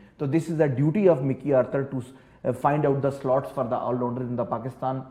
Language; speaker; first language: Urdu; native; Urdu